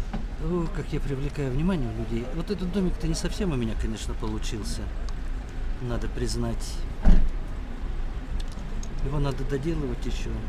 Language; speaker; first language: Russian; native; Russian